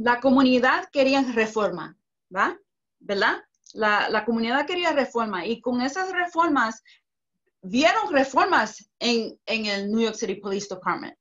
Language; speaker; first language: Spanish; early bilingual, heritage; Spanish